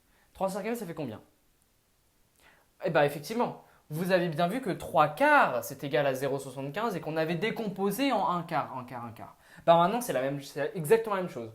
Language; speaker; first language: French; native; French